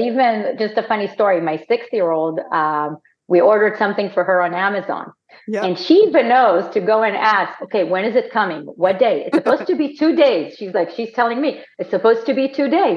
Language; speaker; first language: English; non-native, fluent; Hebrew